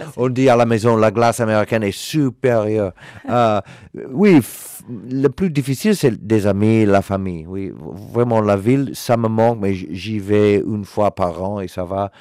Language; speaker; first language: French; non-native, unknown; English